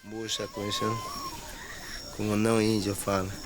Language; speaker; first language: Portuguese; non-native, local second language; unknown